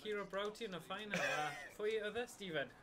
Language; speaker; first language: Welsh; native; Welsh